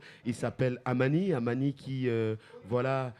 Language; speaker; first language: French; native; French